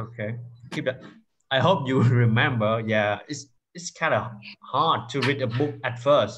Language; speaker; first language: English; non-native, fluent; Vietnamese